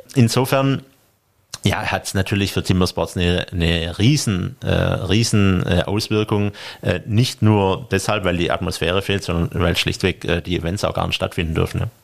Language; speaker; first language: German; native; German